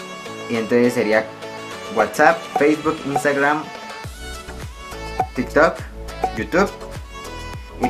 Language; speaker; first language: Spanish; native; Spanish